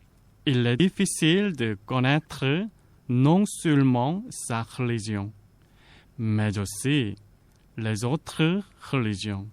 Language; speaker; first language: French; non-native, fluent; Korean